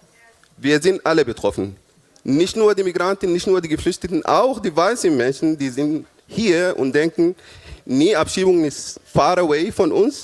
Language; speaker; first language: German; non-native, fluent; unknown